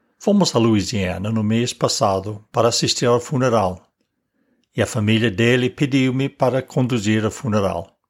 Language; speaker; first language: Portuguese; non-native, fluent; English